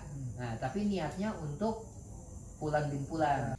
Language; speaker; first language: Indonesian; native; Indonesian